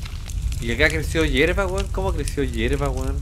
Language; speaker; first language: Spanish; native; Spanish